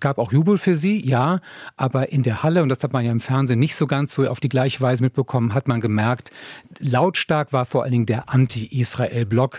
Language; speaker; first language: German; native; German